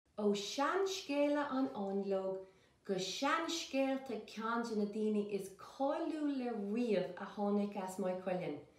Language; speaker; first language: Irish; native; Irish